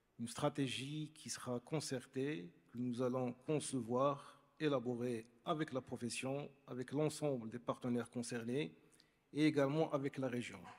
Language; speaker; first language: French; non-native, local second language; Arabic